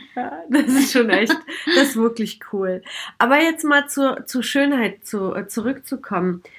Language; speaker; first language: German; native; German